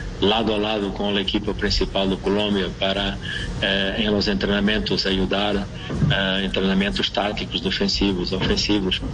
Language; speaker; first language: Portuguese; non-native, fluent; Spanish